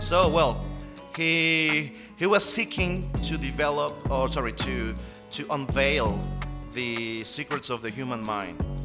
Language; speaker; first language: English; non-native, fluent; Spanish